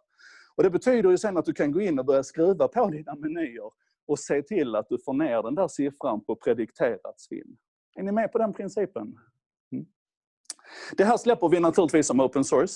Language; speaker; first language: Swedish; native; Swedish